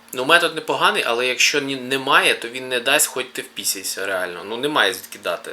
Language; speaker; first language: Ukrainian; native; Ukrainian